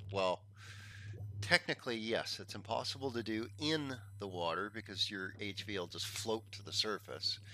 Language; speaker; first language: English; native; English